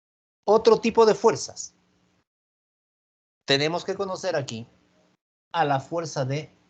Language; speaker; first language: Spanish; native; Spanish